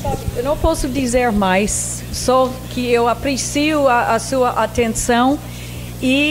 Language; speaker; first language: Portuguese; non-native, fluent; English